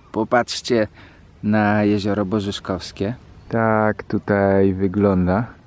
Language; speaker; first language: Polish; native; Polish